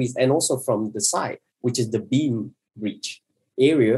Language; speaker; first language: English; non-native, local second language; Malay